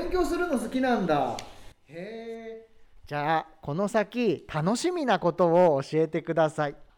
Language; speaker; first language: Japanese; native; Japanese